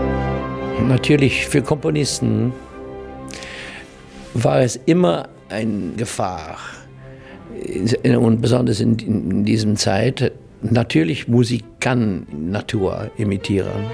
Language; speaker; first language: German; non-native, learner; English